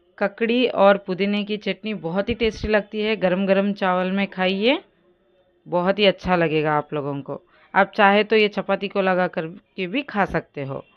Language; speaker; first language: Hindi; native; Hindi